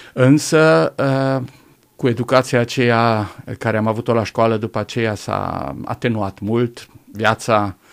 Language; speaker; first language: Romanian; non-native, local second language; German